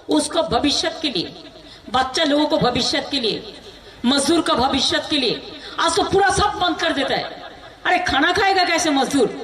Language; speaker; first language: Hindi; non-native, local second language; Bangla